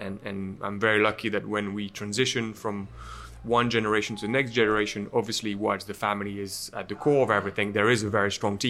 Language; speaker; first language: English; non-native, fluent; French